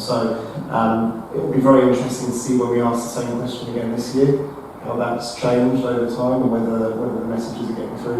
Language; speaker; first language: English; native; English